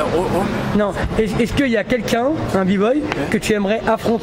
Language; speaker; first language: French; native; French